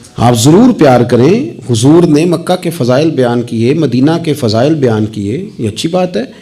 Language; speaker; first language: Urdu; non-native, local second language; Punjabi